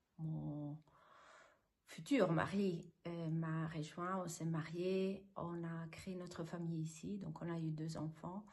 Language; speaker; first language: French; non-native, fluent; Italian